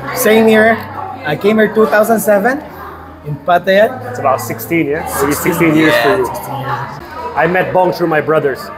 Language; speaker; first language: English; non-native, local second language; Filipino